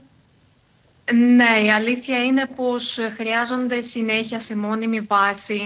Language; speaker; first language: Greek; non-native, fluent; Ukrainian